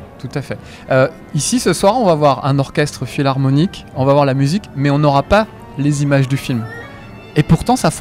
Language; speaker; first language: French; native; French